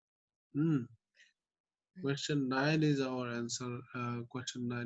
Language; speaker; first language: English; non-native, local second language; Bangla